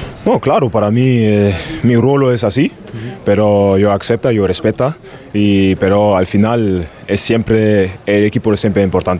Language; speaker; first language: Spanish; non-native, learner; German